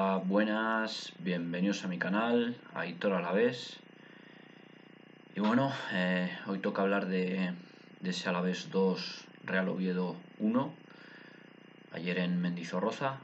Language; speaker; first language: Spanish; native; Spanish